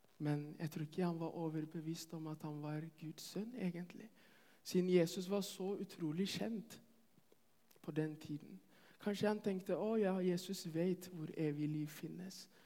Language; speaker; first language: Norwegian; non-native, fluent; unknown